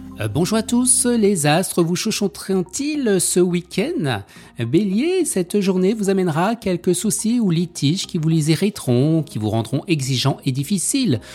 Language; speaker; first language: French; native; French